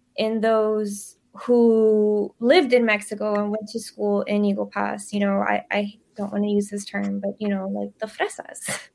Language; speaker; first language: English; early bilingual, other home language; Spanish